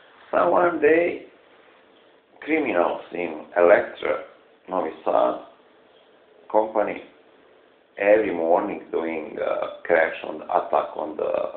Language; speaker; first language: English; non-native, learner; Serbian